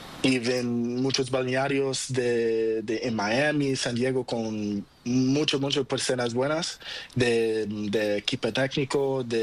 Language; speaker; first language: Spanish; non-native, learner; Portuguese